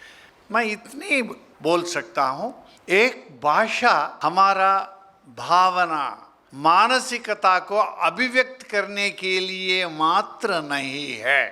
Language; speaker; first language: Hindi; non-native, local second language; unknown